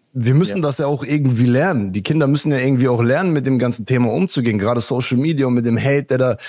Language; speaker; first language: German; native; German